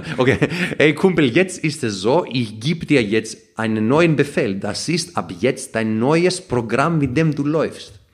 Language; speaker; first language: German; non-native, fluent; Greek